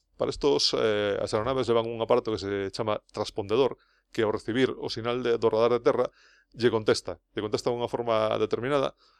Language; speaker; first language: Galician; non-native, local second language; Spanish